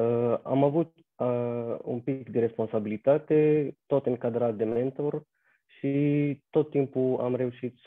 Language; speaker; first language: Romanian; non-native, fluent; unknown